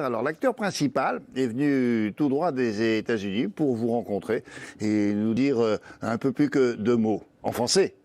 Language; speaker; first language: French; native; French